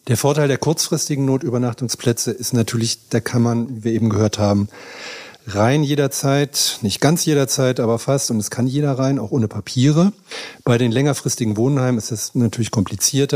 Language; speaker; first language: German; native; German